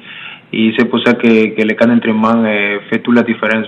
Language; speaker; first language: French; non-native, learner; Spanish